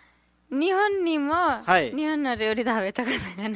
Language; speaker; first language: Japanese; non-native, learner; Nepali